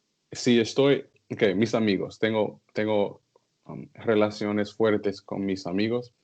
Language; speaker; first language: Spanish; non-native, learner; English